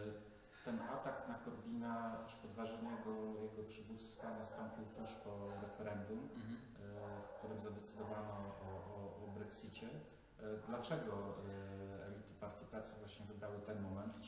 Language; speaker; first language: Polish; native; Polish